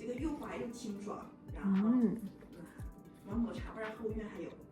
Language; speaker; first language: Chinese; native; Chinese